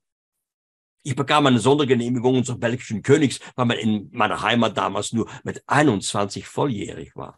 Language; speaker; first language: German; non-native, fluent; French